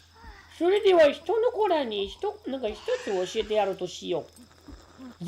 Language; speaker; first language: Japanese; native; Japanese